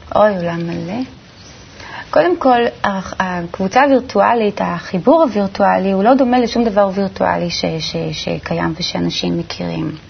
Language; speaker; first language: Hebrew; native; Hebrew